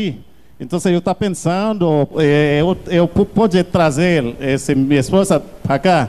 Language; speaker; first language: Portuguese; non-native, learner; Haitian Creole